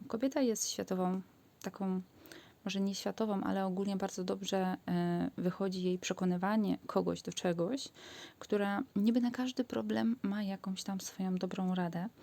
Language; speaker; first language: Polish; native; Polish